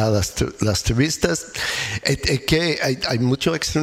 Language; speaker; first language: Spanish; non-native, learner; English